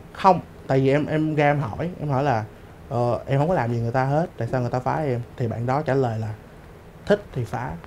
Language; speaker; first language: Vietnamese; early bilingual, other home language; English